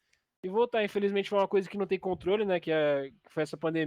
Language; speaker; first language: Portuguese; native; Portuguese